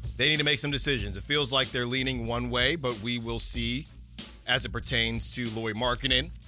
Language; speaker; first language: English; native; English